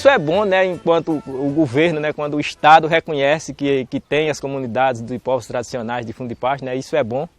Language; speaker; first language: Portuguese; native; Portuguese